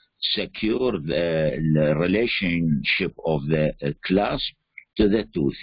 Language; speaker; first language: English; non-native, fluent; Arabic